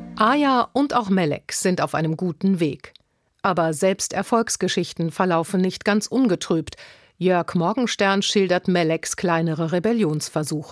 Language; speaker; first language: German; native; German